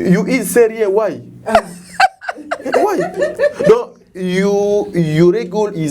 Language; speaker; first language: English; non-native, learner; Lingala